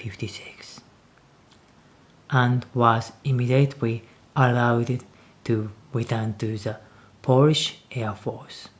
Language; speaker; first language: English; non-native, learner; Japanese